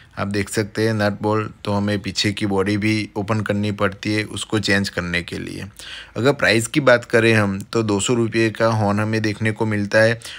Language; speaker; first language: Hindi; native; Hindi